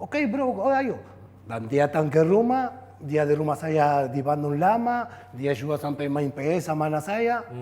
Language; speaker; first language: Indonesian; non-native, fluent; Spanish